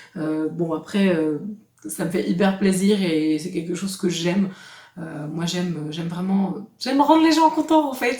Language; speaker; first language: French; native; French